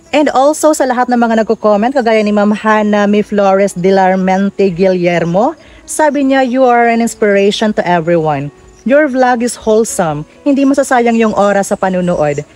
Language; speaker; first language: Filipino; non-native, local second language; Waray